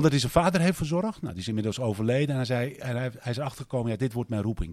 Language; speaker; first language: Dutch; native; Dutch